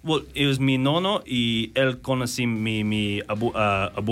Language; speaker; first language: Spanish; non-native, learner; English